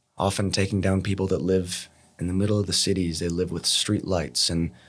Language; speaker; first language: English; native; English